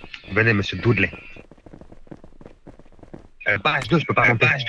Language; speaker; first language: French; native; French